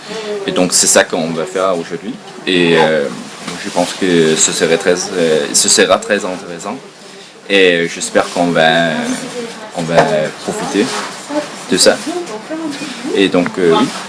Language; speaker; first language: French; non-native, fluent; Danish